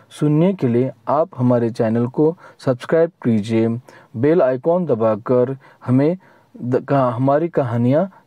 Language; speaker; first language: Hindi; non-native, local second language; Marathi